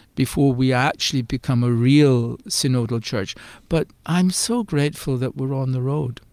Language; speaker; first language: English; native; English